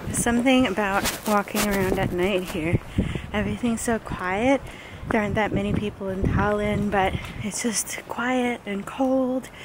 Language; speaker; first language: English; native; English